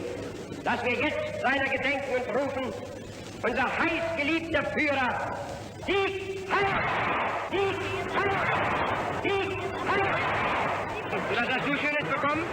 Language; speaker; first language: German; native; German